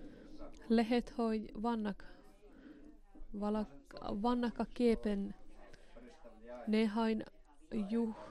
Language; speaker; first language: Hungarian; non-native, learner; Finnish